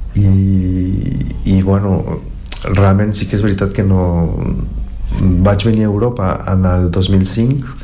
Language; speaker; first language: Catalan; non-native, fluent; Spanish